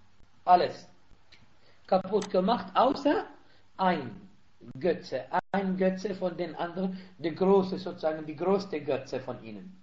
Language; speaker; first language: German; non-native, fluent; Arabic